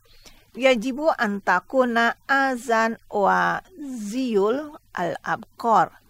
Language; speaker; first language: Arabic; non-native, fluent; Indonesian